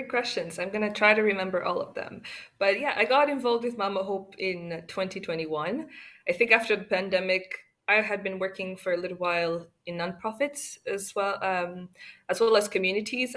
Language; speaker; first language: English; non-native, local second language; Kinyarwanda